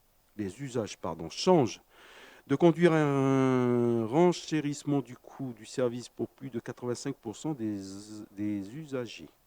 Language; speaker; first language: French; native; French